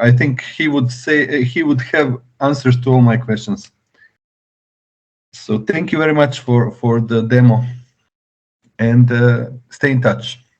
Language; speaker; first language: English; non-native, learner; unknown